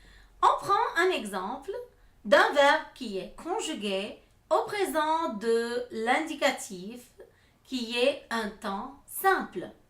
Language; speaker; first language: French; non-native, fluent; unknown